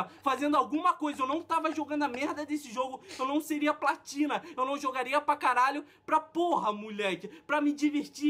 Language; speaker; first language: Portuguese; native; Portuguese